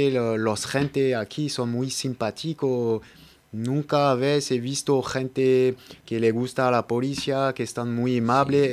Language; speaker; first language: Spanish; non-native, learner; French